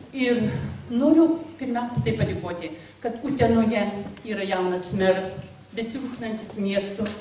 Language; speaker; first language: Lithuanian; native; Lithuanian